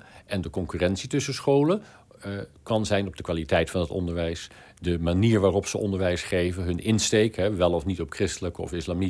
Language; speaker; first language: Dutch; native; Dutch